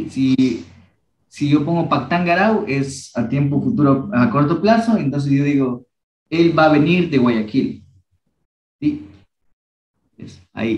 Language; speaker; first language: Spanish; non-native, local second language; Quechua